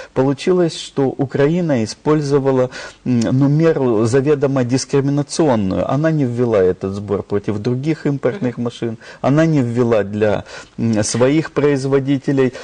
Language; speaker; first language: Russian; native; Russian